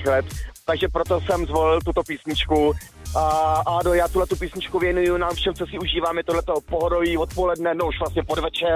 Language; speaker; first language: Czech; native; Czech